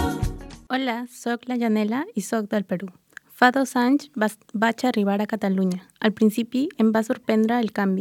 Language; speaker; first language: Catalan; non-native, learner; Spanish